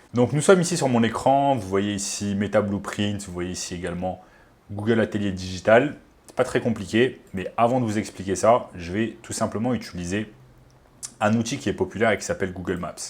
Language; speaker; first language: French; native; French